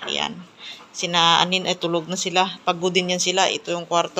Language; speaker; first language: Filipino; non-native, local second language; Cebuano